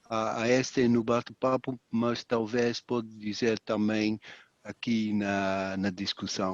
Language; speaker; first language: Portuguese; non-native, fluent; Dutch